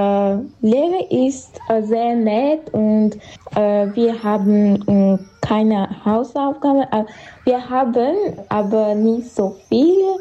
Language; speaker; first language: German; non-native, learner; Armenian